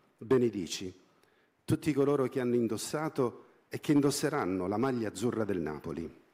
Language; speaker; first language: Italian; native; Italian